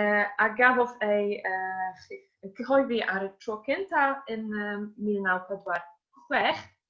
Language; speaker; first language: Welsh; non-native, fluent; Polish